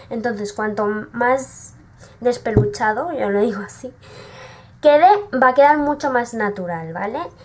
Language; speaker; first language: Spanish; native; Spanish